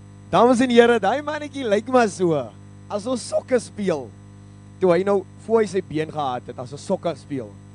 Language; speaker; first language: Afrikaans; non-native, learner; English